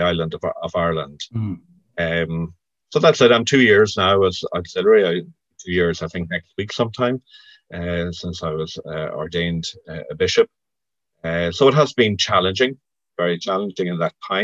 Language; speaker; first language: English; native; English